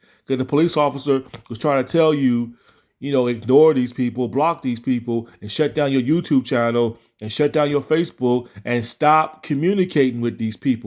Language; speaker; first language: English; native; English